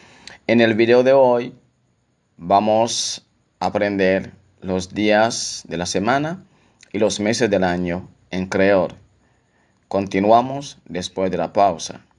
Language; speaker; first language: Spanish; non-native, local second language; Haitian Creole